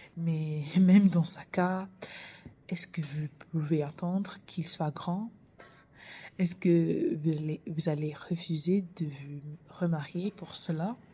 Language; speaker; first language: French; non-native, learner; English